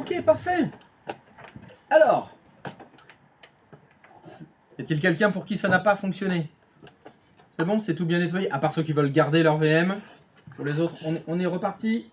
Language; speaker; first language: French; native; French